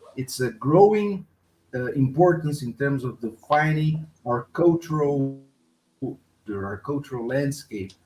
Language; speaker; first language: English; non-native, fluent; Portuguese